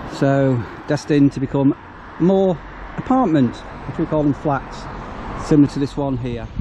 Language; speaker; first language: English; native; English